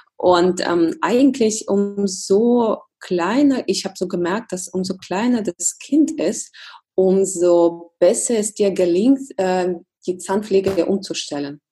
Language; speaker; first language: German; non-native, fluent; Russian